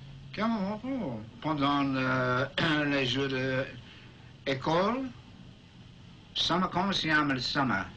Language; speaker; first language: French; non-native, learner; English